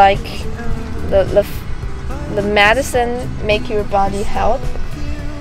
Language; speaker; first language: English; non-native, learner; Chinese